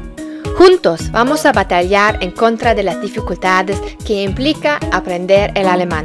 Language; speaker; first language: Spanish; non-native, fluent; German